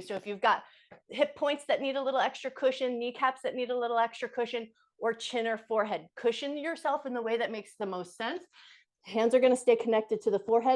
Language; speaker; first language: English; native; English